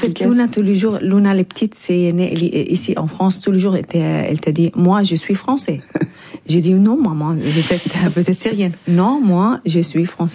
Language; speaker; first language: French; non-native, learner; Arabic